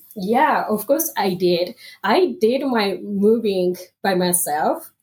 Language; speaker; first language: English; non-native, fluent; Japanese